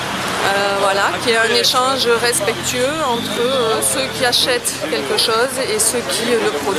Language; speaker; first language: French; native; French